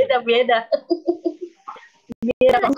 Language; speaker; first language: Chinese; non-native, learner; Indonesian